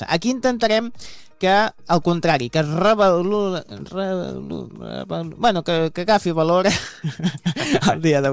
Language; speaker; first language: Catalan; native; Catalan